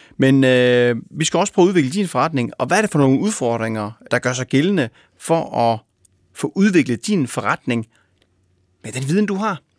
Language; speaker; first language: Danish; native; Danish